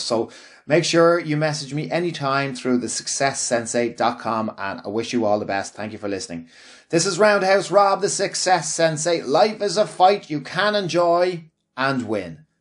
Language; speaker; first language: English; native; English